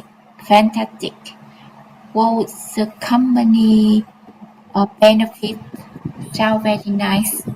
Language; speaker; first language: English; non-native, learner; Vietnamese